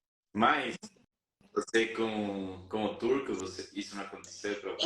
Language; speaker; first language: Portuguese; non-native, fluent; Spanish